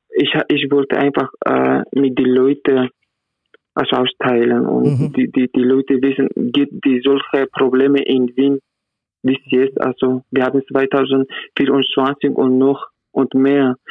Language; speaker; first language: German; non-native, learner; Arabic